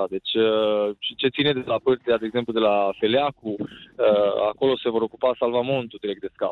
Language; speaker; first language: Romanian; native; Romanian